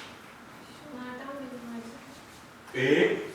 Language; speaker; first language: Turkish; native; Turkish